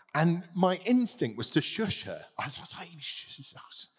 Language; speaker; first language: English; native; English